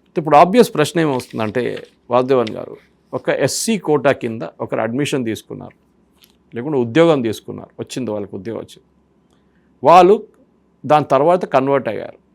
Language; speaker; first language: Telugu; non-native, fluent; Malayalam